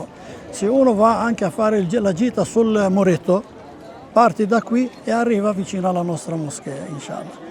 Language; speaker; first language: Italian; non-native, fluent; Arabic